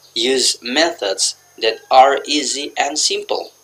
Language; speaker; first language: English; non-native, fluent; Indonesian